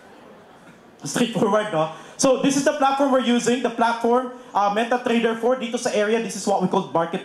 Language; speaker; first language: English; non-native, local second language; Filipino